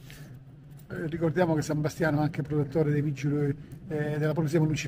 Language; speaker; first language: Italian; native; Italian